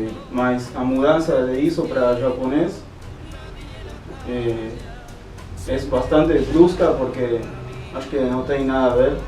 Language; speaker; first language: Portuguese; non-native, fluent; Spanish